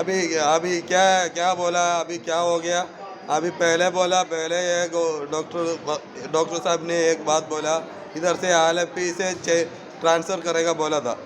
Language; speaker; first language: Hindi; non-native, local second language; Malayalam